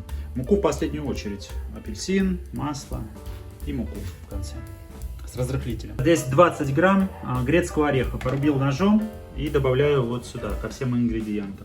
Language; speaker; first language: Russian; native; Russian